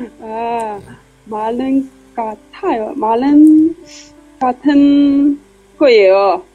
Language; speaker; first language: Korean; non-native, learner; Chinese